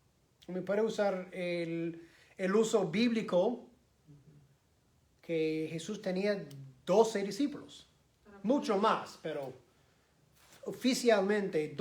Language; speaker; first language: Spanish; non-native, fluent; English